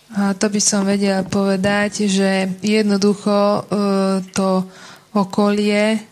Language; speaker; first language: Slovak; non-native, local second language; Hungarian